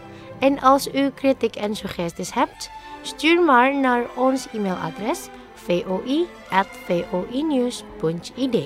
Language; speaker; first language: Dutch; non-native, learner; Indonesian